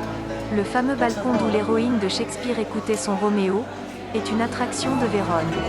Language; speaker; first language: French; native; French